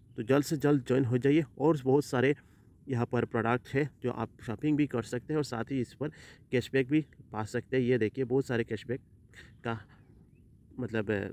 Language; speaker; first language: Hindi; non-native, local second language; Assamese